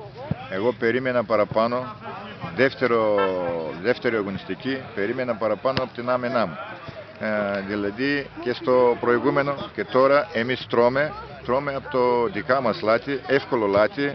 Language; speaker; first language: Greek; non-native, learner; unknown